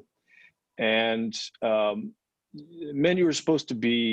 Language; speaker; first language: English; native; English